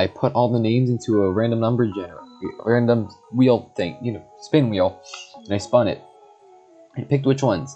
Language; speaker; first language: English; native; English